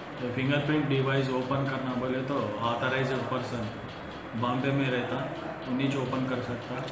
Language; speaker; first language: Hindi; non-native, local second language; Urdu